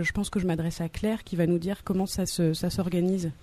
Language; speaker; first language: French; native; French